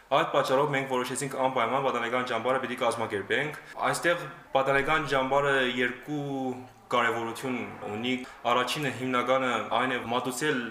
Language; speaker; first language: Armenian; early bilingual, heritage; Armenian